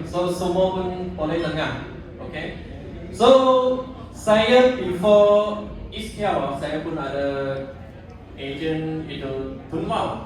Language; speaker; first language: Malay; non-native, local second language; Chinese